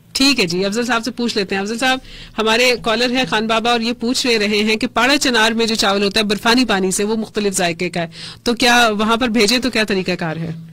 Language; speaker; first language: Urdu; native; Urdu